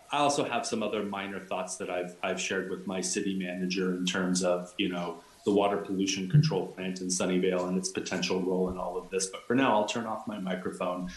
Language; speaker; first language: English; native; English